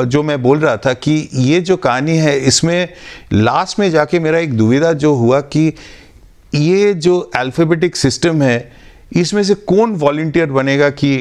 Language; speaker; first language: Hindi; non-native, local second language; Bangla